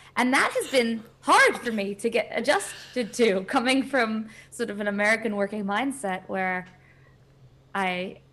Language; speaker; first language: English; native; English